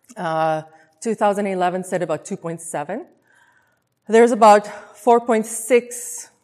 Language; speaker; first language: English; non-native, local second language; Afrikaans